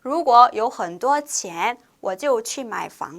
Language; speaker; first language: Chinese; non-native, fluent; Korean